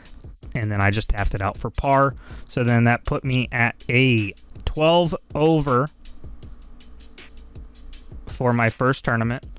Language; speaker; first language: English; native; English